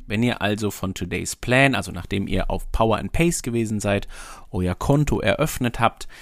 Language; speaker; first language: German; native; German